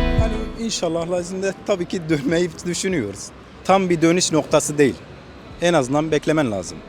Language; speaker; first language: Turkish; non-native, learner; Arabic